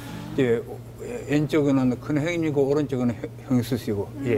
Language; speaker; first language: Korean; early bilingual, heritage; Korean